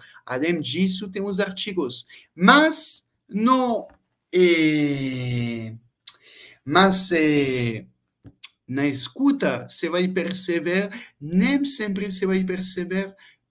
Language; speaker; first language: Portuguese; non-native, fluent; French